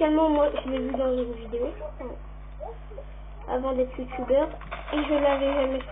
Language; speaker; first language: French; native; French